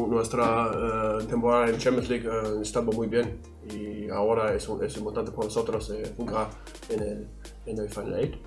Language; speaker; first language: Spanish; non-native, learner; German